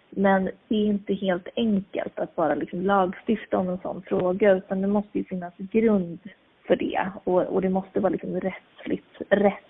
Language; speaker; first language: Swedish; native; Swedish